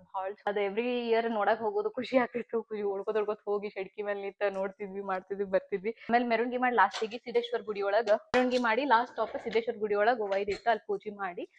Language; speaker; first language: Kannada; native; Kannada